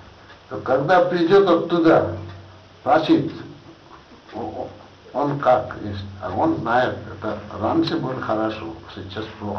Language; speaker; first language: Russian; non-native, learner; Bangla